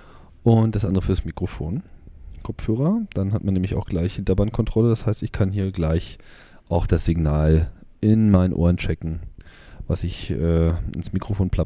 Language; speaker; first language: German; native; German